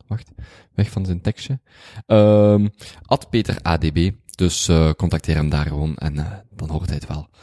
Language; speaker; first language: Dutch; native; Dutch